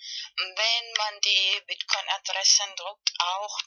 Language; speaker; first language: German; non-native, learner; Spanish